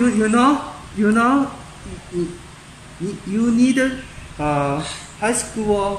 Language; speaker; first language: English; non-native, learner; Chinese